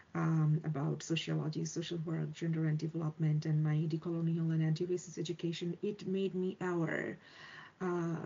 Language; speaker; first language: English; non-native, local second language; Bangla